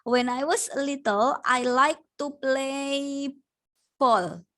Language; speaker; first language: English; non-native, fluent; Indonesian